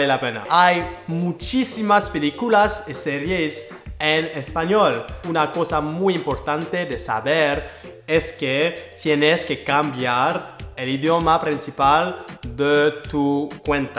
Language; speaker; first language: Spanish; non-native, learner; French